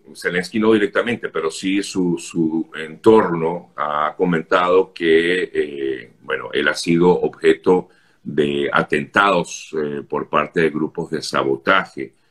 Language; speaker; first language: Spanish; native; Spanish